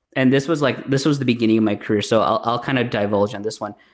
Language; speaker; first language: English; early bilingual, other home language; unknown